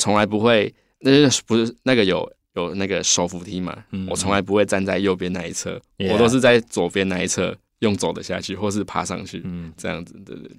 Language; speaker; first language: Chinese; native; Chinese